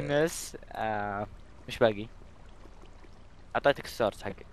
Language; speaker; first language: Arabic; native; Arabic